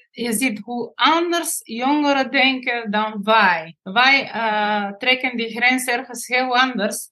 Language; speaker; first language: Dutch; non-native, fluent; Bulgarian